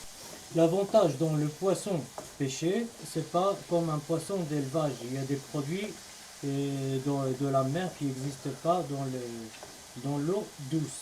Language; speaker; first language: French; native; French